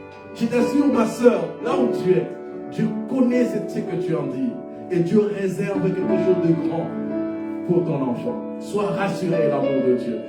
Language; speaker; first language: French; non-native, local second language; Lingala